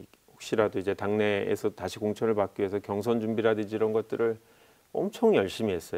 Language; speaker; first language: Korean; native; Korean